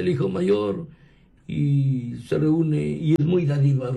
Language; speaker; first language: Spanish; native; Spanish